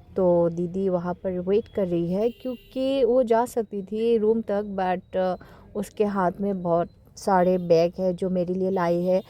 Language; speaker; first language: Hindi; non-native, local second language; Kok Borok